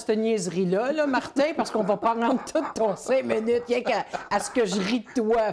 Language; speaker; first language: French; native; French